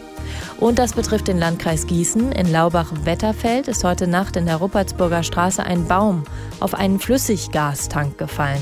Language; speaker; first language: German; native; German